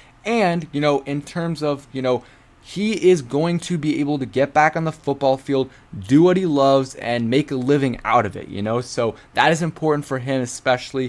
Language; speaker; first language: English; native; English